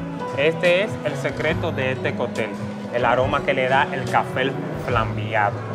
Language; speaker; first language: Spanish; native; Spanish